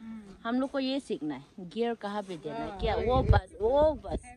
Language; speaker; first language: Hindi; non-native, local second language; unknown